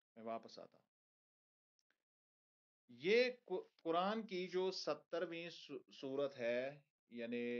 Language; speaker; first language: Hindi; non-native, local second language; Kashmiri